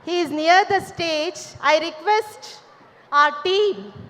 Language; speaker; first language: English; non-native, local second language; Kannada